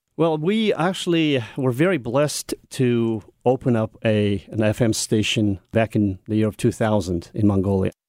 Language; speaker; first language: English; non-native, fluent; Mongolian